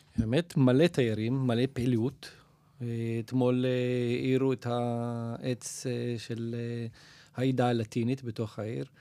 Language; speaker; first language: Hebrew; non-native, local second language; Arabic